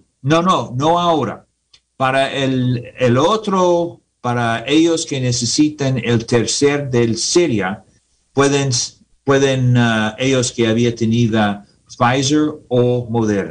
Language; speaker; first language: Spanish; non-native, learner; English